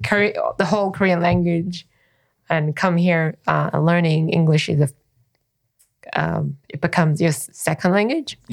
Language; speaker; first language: English; non-native, fluent; Korean